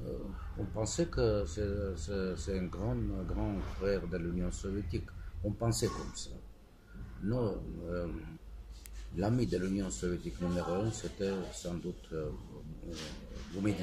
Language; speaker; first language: French; non-native, fluent; Armenian